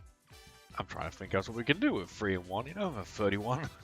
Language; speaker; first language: English; native; English